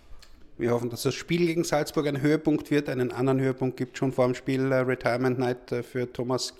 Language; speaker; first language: German; native; German